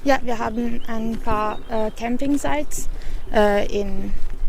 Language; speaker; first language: German; non-native, fluent; Italian